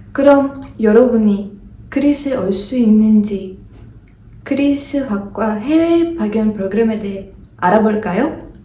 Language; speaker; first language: Korean; non-native, fluent; Greek